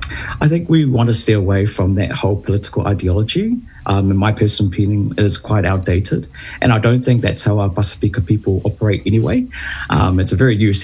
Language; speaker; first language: English; native; English